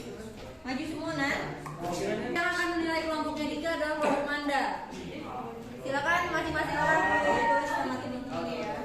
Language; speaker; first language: Indonesian; native; Indonesian